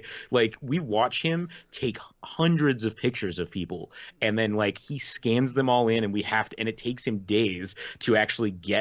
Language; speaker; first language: English; native; English